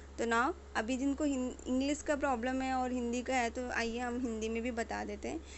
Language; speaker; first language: Hindi; native; Hindi